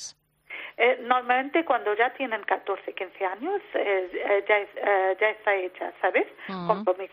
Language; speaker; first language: Spanish; non-native, learner; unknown